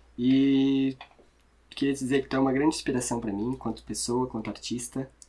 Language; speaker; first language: Portuguese; native; Portuguese